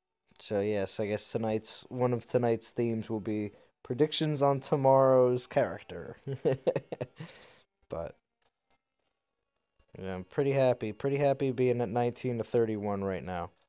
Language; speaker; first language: English; native; English